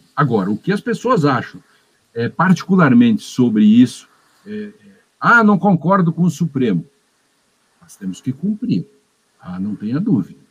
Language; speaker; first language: Portuguese; native; Portuguese